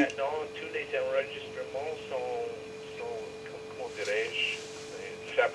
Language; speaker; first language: French; non-native, fluent; English